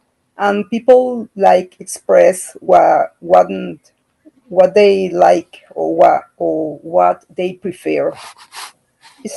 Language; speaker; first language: English; non-native, learner; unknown